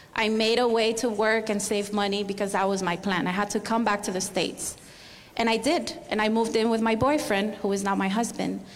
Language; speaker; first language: English; non-native, fluent; Spanish